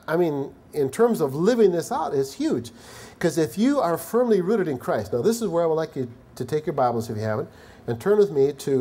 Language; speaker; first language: English; native; English